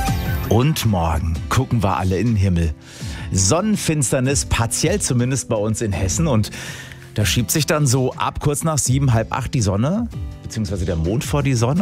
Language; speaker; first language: German; native; German